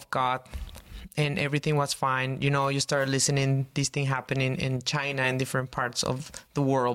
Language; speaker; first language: English; non-native, fluent; Spanish